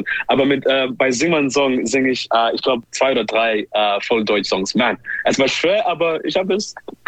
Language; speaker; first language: German; non-native, learner; English